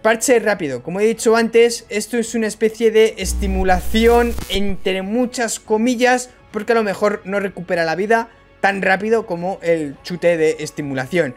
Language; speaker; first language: Spanish; native; Spanish